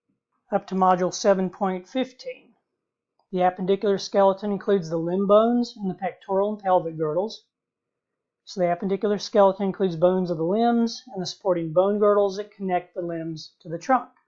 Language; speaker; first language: English; native; English